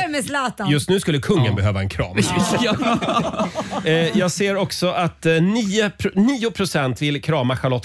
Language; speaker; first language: Swedish; native; Swedish